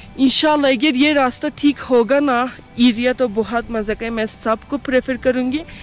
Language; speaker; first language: Urdu; non-native, learner; Turkish